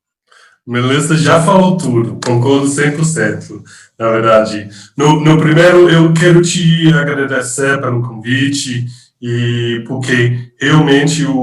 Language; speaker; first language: Portuguese; non-native, fluent; English